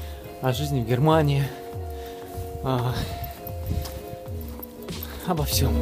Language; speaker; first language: Russian; native; Russian